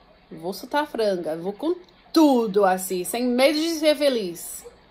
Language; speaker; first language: Portuguese; non-native, fluent; English